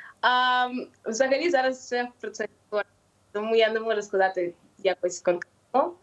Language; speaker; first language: Ukrainian; non-native, local second language; Russian